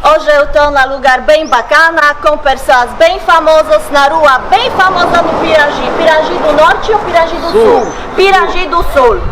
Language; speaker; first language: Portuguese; non-native, learner; Polish